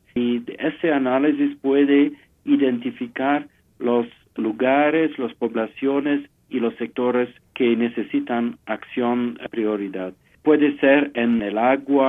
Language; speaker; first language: Spanish; non-native, fluent; French